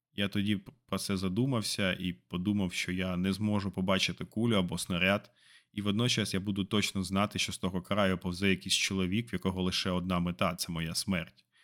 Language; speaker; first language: Ukrainian; non-native, local second language; Russian